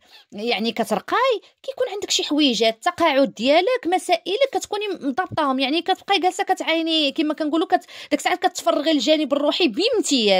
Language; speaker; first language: Arabic; native; Arabic